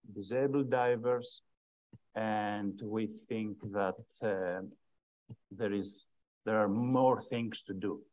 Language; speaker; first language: English; non-native, fluent; Greek